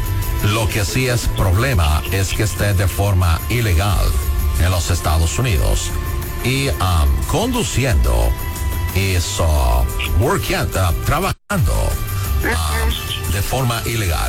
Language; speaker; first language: Spanish; non-native, learner; English